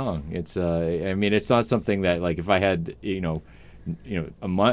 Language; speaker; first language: English; native; English